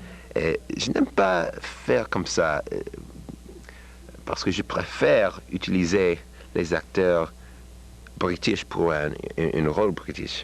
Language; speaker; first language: French; non-native, learner; English